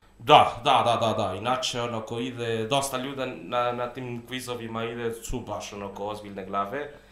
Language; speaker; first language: Serbian; non-native, fluent; Spanish